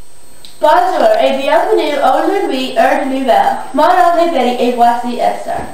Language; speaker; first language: French; non-native, learner; English